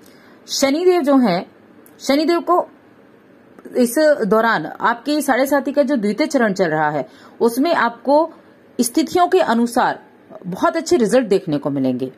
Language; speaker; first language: Hindi; native; Hindi